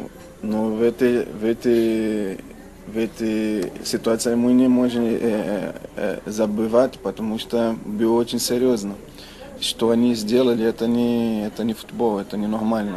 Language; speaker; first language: Russian; non-native, learner; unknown